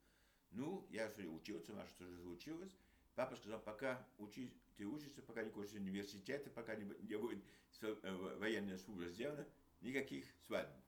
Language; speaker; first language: Russian; early bilingual, heritage; Russian